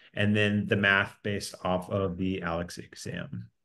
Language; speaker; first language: English; native; English